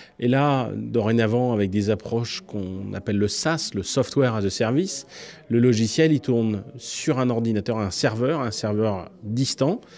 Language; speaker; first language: French; native; French